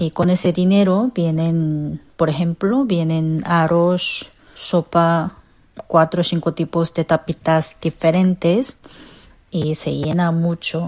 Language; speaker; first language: Spanish; non-native, fluent; Korean